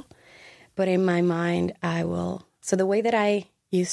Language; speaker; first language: English; non-native, fluent; Spanish